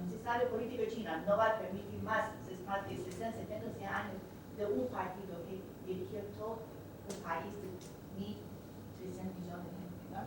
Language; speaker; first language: Spanish; non-native, learner; Chinese